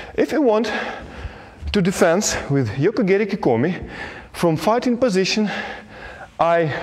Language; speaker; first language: English; non-native, fluent; Belarusian